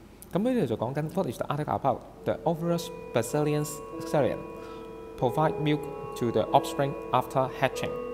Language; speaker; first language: English; non-native, local second language; Cantonese